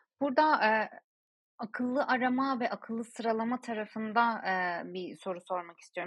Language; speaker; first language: Turkish; native; Turkish